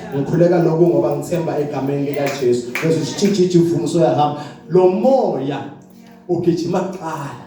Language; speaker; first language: Zulu; non-native, local second language; Swati